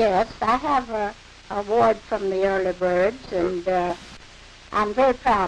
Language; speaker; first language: English; native; English